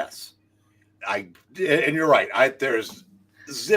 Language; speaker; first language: English; native; English